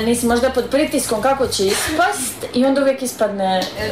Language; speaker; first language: Croatian; native; Croatian